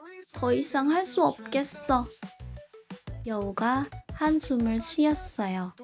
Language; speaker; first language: Korean; non-native, learner; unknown